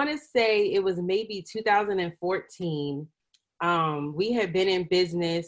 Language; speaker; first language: English; native; English